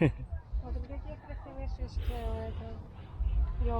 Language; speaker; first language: Russian; native; Russian